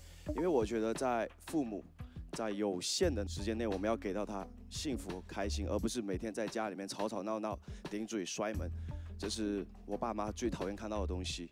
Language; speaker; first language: Chinese; native; Chinese